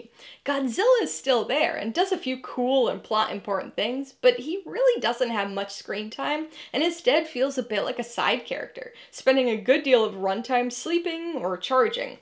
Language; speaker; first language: English; native; English